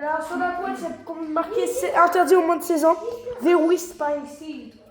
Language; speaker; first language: French; native; French